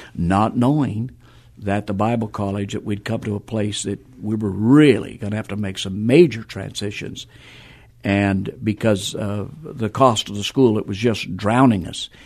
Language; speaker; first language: English; native; English